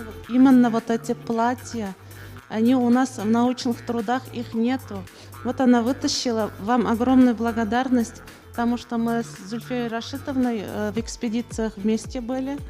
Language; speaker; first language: Russian; non-native, local second language; Bashkir